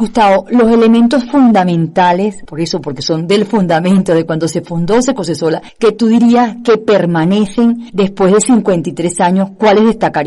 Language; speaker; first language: Spanish; native; Spanish